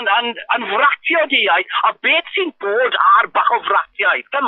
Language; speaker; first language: Welsh; non-native, local second language; English